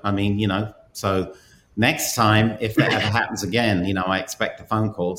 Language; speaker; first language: English; native; English